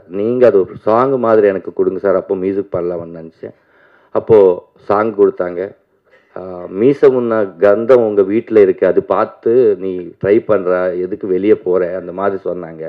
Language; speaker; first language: Tamil; non-native, learner; Telugu